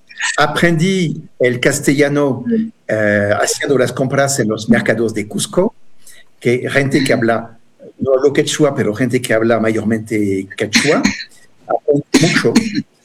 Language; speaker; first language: Spanish; non-native, fluent; French